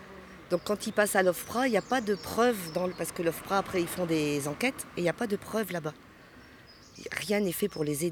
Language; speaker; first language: French; native; French